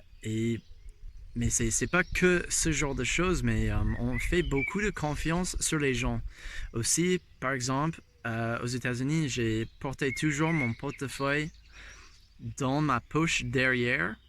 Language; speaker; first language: French; non-native, fluent; English